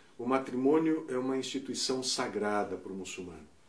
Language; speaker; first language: Portuguese; native; Portuguese